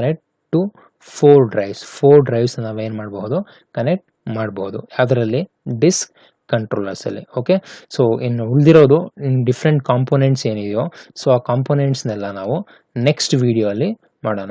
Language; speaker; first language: Kannada; native; Kannada